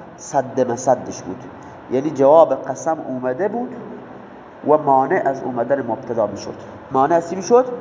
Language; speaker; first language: Persian; non-native, local second language; Baluchi